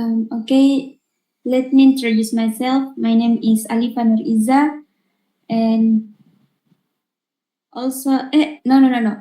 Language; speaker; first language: English; non-native, learner; Indonesian